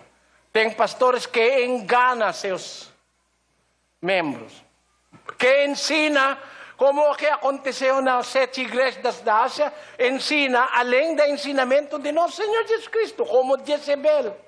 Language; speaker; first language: Portuguese; non-native, learner; Filipino